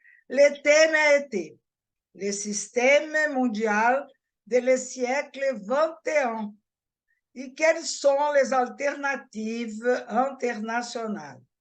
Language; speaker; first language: French; non-native, learner; Portuguese